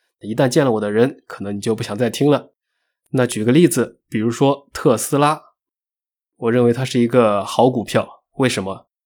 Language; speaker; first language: Chinese; native; Chinese